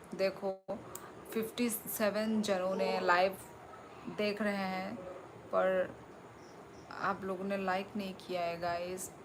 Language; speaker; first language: Hindi; non-native, local second language; Kok Borok